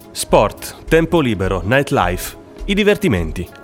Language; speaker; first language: Italian; native; Italian